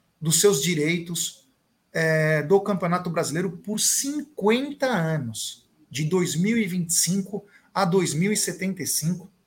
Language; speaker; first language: Portuguese; native; Portuguese